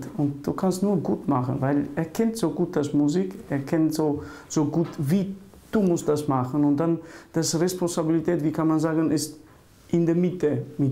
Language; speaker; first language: German; non-native, learner; Albanian